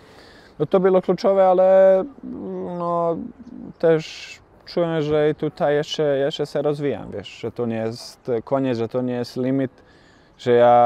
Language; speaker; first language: Polish; non-native, learner; Bosnian